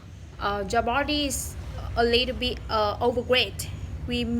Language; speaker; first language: English; non-native, learner; Vietnamese